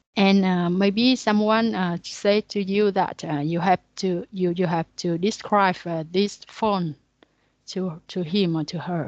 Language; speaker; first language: English; non-native, learner; Vietnamese